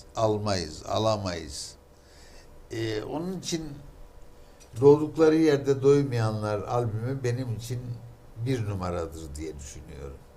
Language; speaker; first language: Turkish; native; Turkish